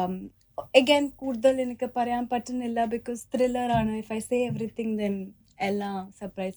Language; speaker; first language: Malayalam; early bilingual, heritage; Malayalam